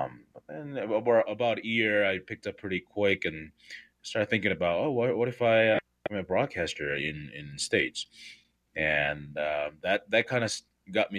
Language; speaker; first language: English; non-native, fluent; Korean